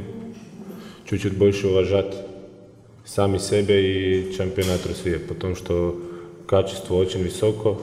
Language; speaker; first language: Russian; non-native, fluent; Croatian